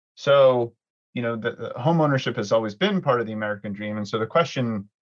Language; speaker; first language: English; early bilingual, other home language; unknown